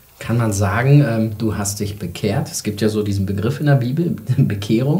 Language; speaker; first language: German; native; German